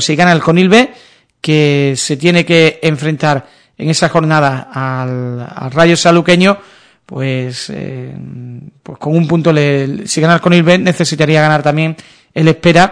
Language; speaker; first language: Spanish; native; Spanish